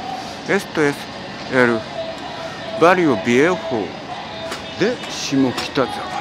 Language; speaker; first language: Spanish; non-native, learner; Japanese